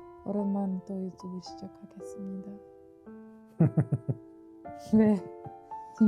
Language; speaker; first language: Korean; non-native, fluent; Ukrainian